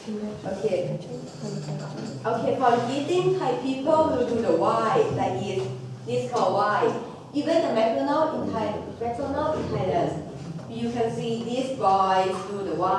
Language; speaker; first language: English; non-native, local second language; Thai